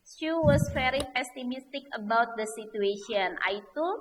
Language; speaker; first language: English; non-native, learner; Indonesian